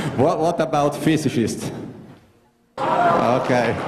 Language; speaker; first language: English; non-native, fluent; Italian